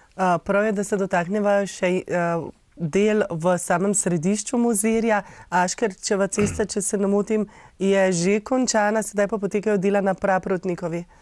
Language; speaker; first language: Slovenian; native; Slovenian